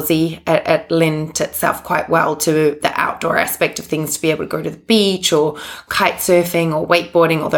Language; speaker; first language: English; native; English